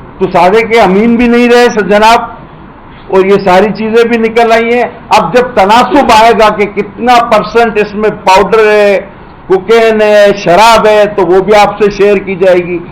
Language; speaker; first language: Urdu; non-native, local second language; Sindhi